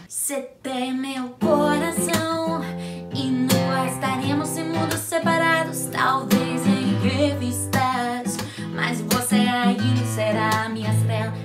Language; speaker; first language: Portuguese; non-native, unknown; English